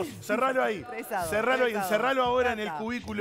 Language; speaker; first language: Spanish; native; Spanish